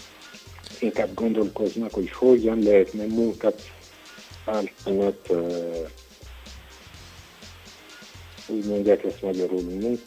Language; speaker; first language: Hungarian; non-native, learner; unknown